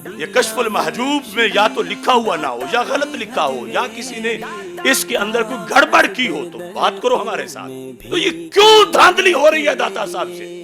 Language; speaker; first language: Urdu; non-native, local second language; Punjabi